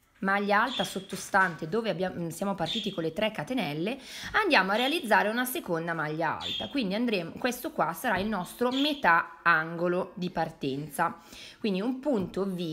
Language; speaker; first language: Italian; native; Italian